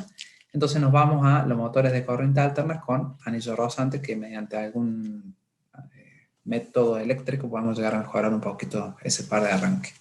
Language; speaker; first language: Spanish; native; Spanish